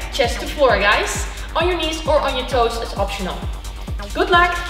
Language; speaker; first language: English; non-native, fluent; Dutch